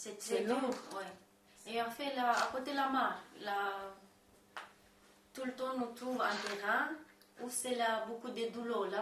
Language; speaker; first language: French; non-native, learner; Romanian